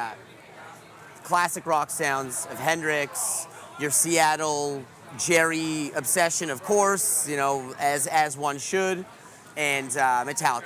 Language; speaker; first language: English; native; English